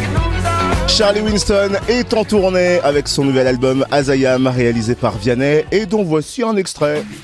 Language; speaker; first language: French; native; French